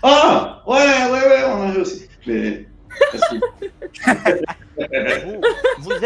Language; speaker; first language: French; non-native, learner; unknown